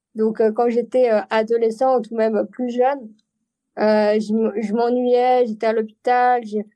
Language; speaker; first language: French; native; French